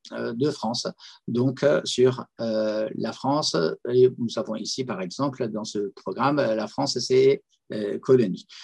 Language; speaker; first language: French; non-native, fluent; Persian